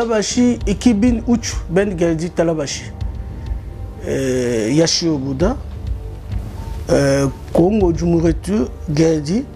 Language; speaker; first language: Turkish; non-native, learner; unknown